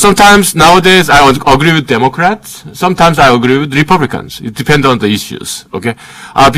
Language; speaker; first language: English; early bilingual, other home language; Korean